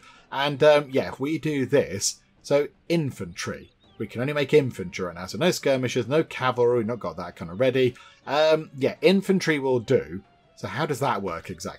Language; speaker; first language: English; native; English